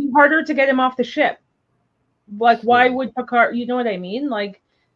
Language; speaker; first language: English; native; English